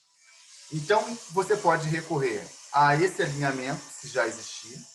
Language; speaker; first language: Portuguese; native; Portuguese